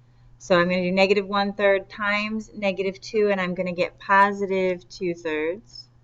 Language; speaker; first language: English; native; English